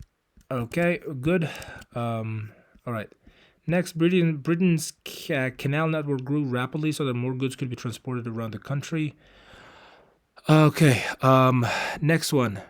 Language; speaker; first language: English; non-native, fluent; Uzbek